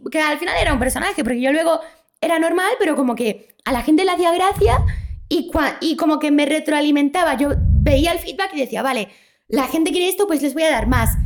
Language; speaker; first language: Spanish; early bilingual, other home language; Polish